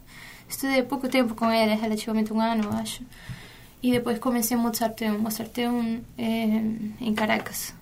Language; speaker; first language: Portuguese; non-native, fluent; Spanish